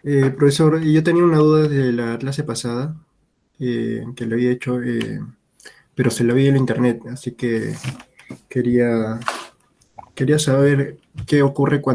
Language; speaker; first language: Spanish; native; Spanish